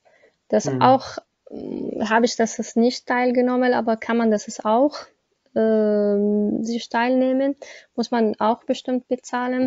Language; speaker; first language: German; non-native, learner; Arabic